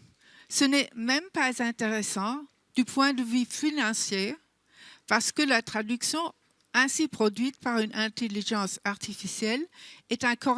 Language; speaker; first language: French; non-native, fluent; German